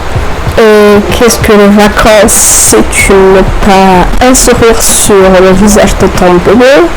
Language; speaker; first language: French; non-native, local second language; Rundi